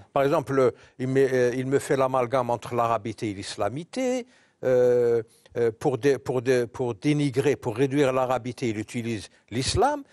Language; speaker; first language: French; non-native, local second language; Arabic